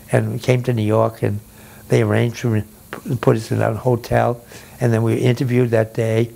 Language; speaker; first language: English; native; English